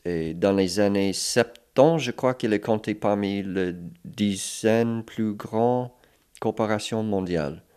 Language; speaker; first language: French; non-native, local second language; English